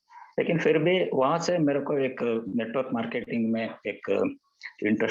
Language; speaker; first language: Hindi; non-native, local second language; Kannada